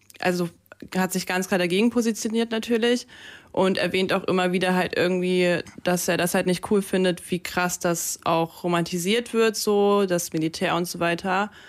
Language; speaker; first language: German; early bilingual, other home language; Russian